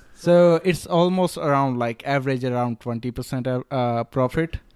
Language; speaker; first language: English; non-native, local second language; Punjabi